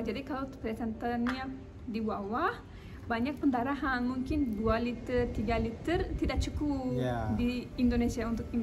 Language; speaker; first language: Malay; non-native, learner; Turkish